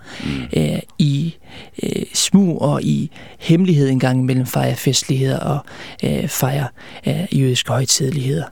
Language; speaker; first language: Danish; early bilingual, other home language; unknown